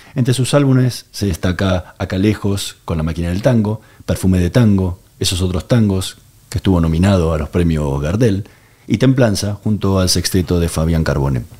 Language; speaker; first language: Spanish; native; Spanish